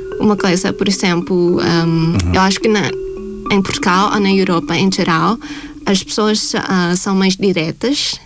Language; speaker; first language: Portuguese; non-native, fluent; Thai